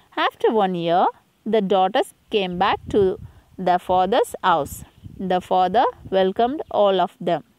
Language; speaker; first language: English; non-native, local second language; Tamil